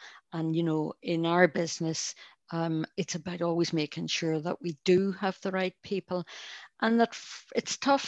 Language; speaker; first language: English; native; English